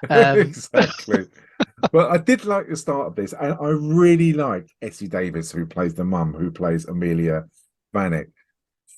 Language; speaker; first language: English; native; English